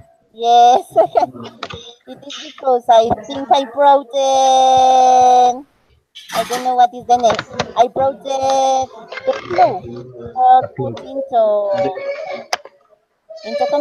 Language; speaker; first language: English; non-native, learner; Spanish